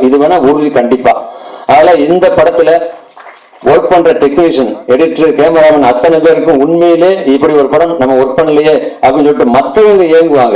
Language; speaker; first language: Tamil; native; Tamil